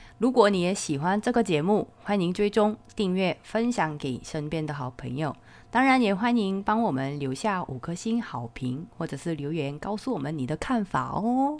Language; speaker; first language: Chinese; non-native, fluent; Korean